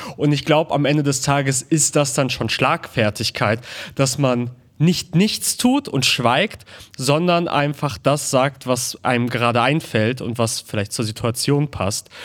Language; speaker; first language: German; early bilingual, other home language; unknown